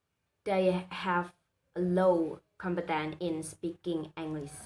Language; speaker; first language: English; non-native, learner; Indonesian